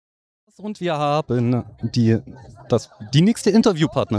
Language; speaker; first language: German; native; German